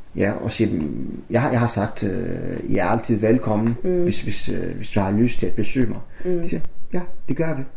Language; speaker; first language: Danish; non-native, learner; Arabic